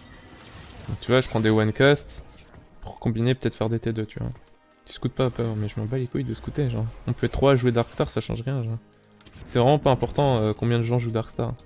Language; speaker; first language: French; native; French